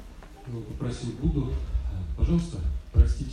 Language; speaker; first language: Russian; native; Russian